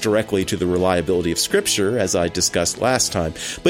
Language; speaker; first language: English; native; English